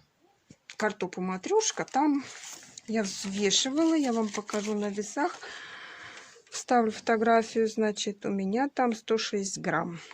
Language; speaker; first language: Russian; native; Russian